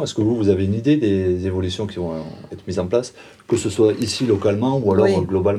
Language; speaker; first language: French; native; French